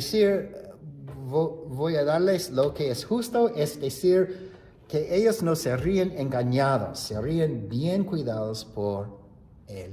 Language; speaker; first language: Spanish; non-native, fluent; English